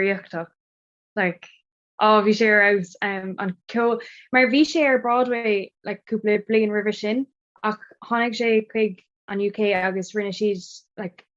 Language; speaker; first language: Irish; non-native, local second language; English